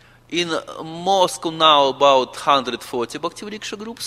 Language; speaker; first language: English; non-native, fluent; Russian